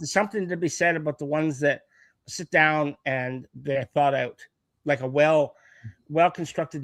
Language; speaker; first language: English; native; English